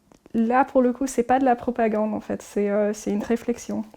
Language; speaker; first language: French; early bilingual, heritage; English